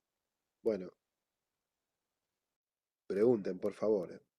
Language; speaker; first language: Spanish; native; Spanish